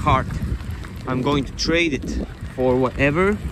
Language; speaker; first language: English; non-native, fluent; Latvian